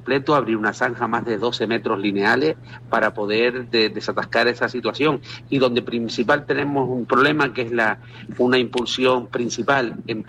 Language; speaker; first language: Spanish; native; Spanish